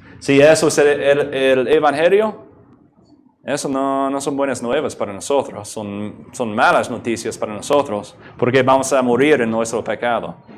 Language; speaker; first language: Spanish; non-native, fluent; English